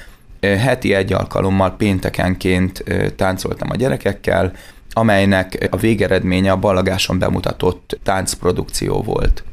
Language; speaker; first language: Hungarian; native; Hungarian